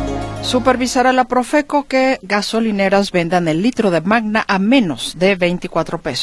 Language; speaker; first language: Spanish; native; Spanish